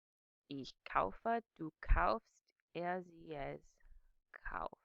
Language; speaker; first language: German; non-native, fluent; English